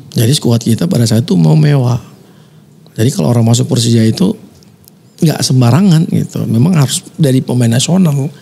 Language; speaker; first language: Indonesian; native; Indonesian